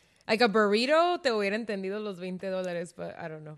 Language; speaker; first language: English; early bilingual, other home language; Spanish